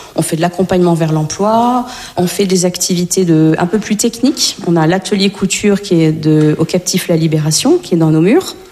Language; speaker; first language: French; native; French